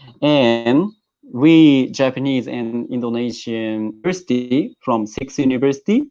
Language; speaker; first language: English; non-native, learner; Japanese